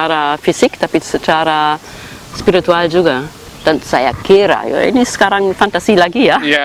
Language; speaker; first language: Indonesian; non-native, fluent; German